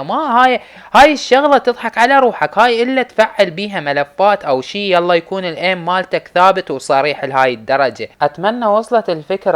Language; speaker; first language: Arabic; native; Arabic